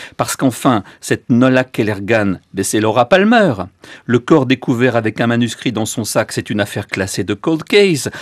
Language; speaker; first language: French; native; French